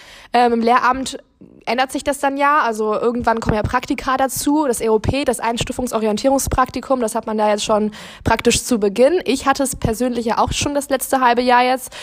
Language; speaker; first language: German; native; German